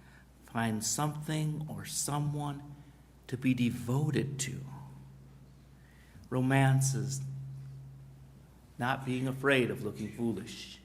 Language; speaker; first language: English; native; English